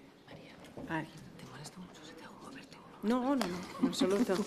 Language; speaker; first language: Spanish; native; Spanish